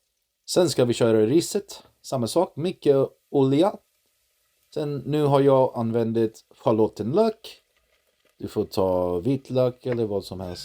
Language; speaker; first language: Swedish; non-native, learner; English